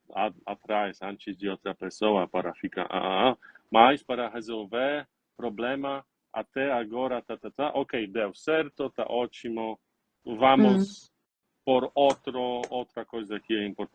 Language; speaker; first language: Portuguese; non-native, learner; Polish